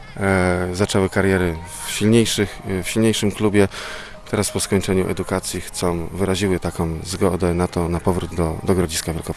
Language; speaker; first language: Polish; native; Polish